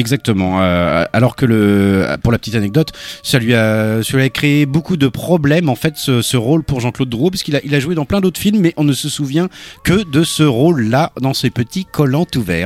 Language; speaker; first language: French; native; French